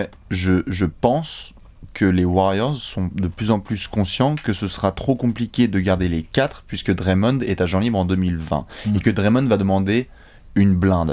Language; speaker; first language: French; native; French